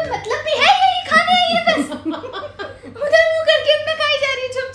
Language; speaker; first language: Hindi; native; Hindi